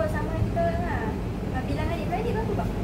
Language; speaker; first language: Malay; native; Malay